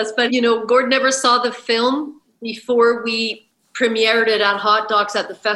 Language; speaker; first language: English; native; English